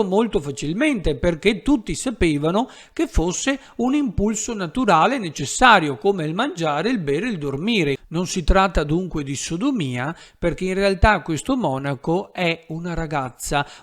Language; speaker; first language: Italian; native; Italian